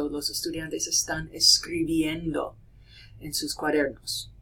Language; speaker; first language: Spanish; non-native, fluent; English